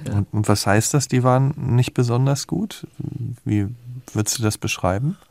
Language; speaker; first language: German; native; German